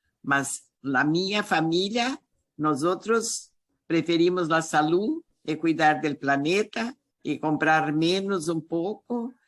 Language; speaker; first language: Spanish; non-native, learner; Portuguese